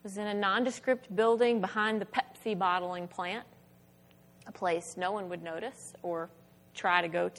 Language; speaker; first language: English; native; English